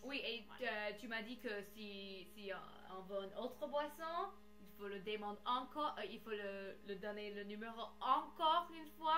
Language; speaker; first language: French; non-native, learner; English